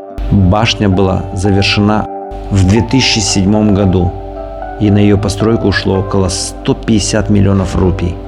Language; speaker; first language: Russian; native; Russian